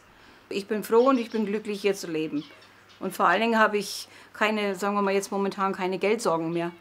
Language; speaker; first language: German; native; German